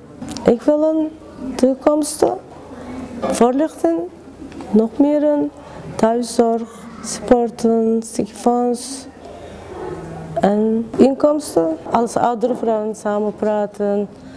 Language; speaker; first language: Dutch; non-native, learner; Turkish